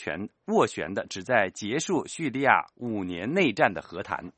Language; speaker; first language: Chinese; native; Chinese